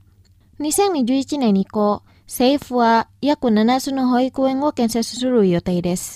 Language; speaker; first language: Japanese; non-native, fluent; Indonesian